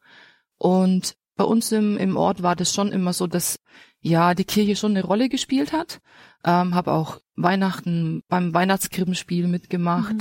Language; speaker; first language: German; native; German